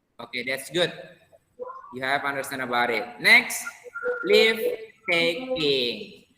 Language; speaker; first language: English; non-native, learner; Indonesian